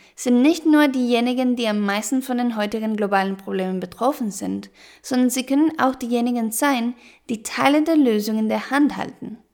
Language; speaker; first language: German; non-native, fluent; Spanish